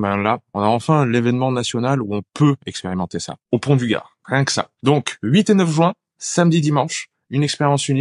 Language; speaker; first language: French; native; French